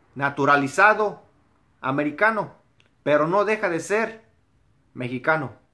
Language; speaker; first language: Spanish; native; Spanish